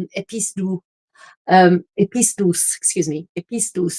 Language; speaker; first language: French; non-native, fluent; English